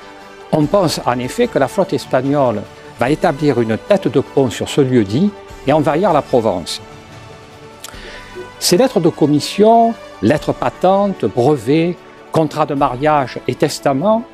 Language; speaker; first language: French; native; French